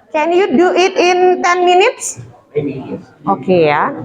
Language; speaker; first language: English; non-native, fluent; Indonesian